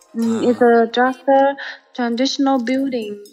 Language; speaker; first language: English; non-native, learner; Chinese